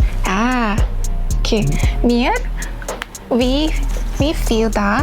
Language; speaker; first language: German; non-native, learner; Thai